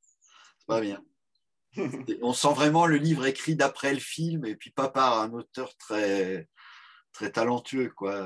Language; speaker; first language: French; native; French